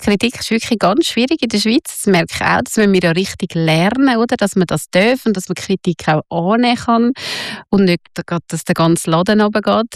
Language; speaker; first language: German; native; German